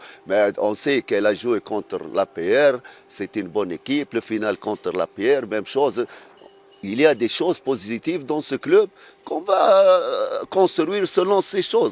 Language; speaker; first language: French; non-native, fluent; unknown